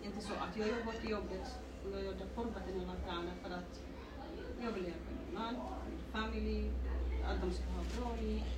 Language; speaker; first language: Swedish; non-native, learner; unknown